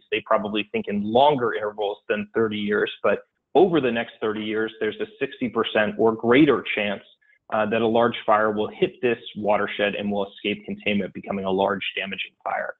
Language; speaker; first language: English; native; English